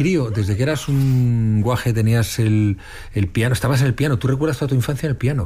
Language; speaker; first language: Spanish; native; Spanish